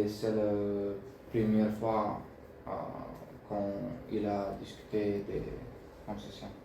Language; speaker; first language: French; non-native, learner; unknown